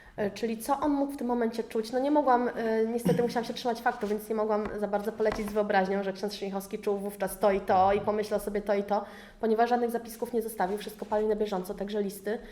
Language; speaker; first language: Polish; native; Polish